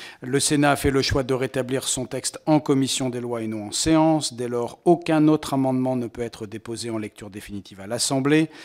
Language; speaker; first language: French; native; French